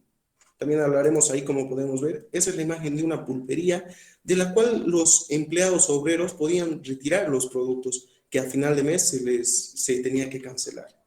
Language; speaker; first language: Spanish; native; Spanish